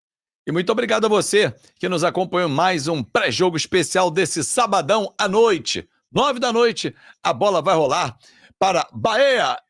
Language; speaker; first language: Portuguese; native; Portuguese